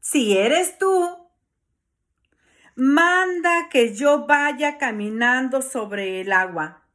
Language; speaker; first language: Spanish; native; Spanish